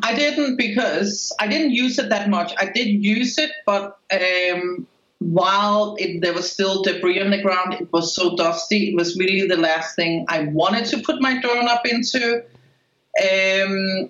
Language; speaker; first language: English; non-native, fluent; Spanish